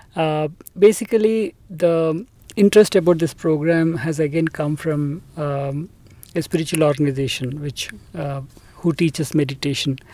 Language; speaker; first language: English; non-native, local second language; Telugu